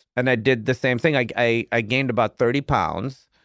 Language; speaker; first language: English; non-native, local second language; Urdu